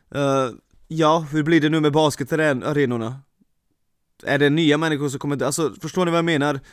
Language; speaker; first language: Swedish; non-native, fluent; Serbian